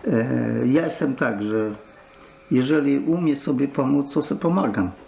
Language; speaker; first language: Polish; native; Polish